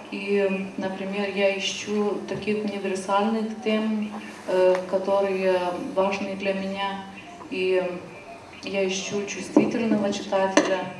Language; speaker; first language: Russian; non-native, fluent; Lithuanian